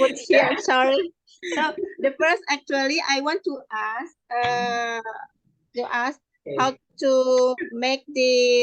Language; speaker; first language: English; non-native, learner; Indonesian